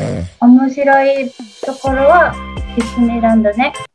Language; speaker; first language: Japanese; non-native, learner; Indonesian